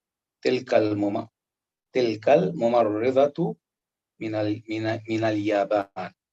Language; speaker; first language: Arabic; non-native, learner; English